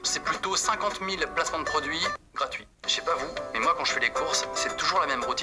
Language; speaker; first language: French; native; French